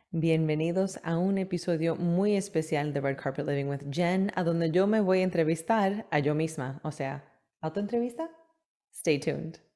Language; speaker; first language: Spanish; early bilingual, heritage; Spanish